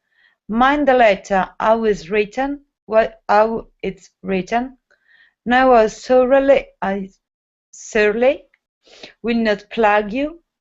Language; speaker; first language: English; non-native, learner; Italian